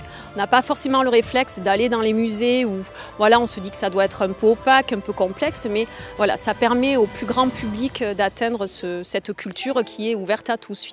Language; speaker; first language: French; native; French